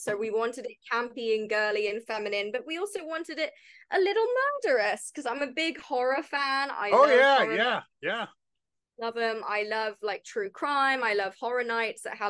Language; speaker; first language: English; native; English